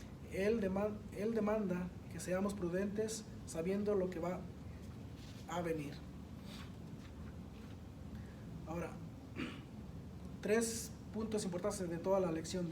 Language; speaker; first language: Spanish; native; Spanish